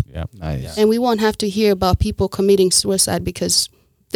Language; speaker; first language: English; non-native, local second language; Kinyarwanda